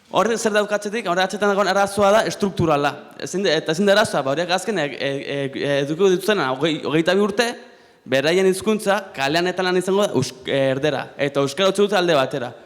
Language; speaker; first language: Basque; native; Basque